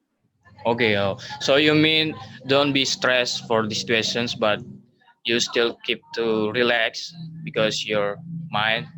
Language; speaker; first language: English; non-native, learner; Indonesian